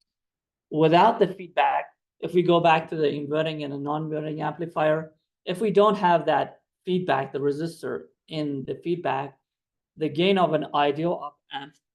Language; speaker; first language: English; non-native, fluent; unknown